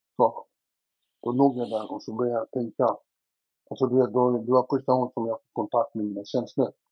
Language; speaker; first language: Swedish; native; Swedish